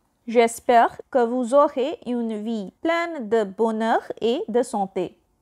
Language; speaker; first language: French; non-native, fluent; Hindi